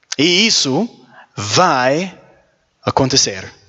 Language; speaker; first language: Portuguese; non-native, learner; English